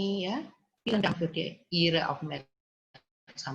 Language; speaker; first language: German; non-native, fluent; Indonesian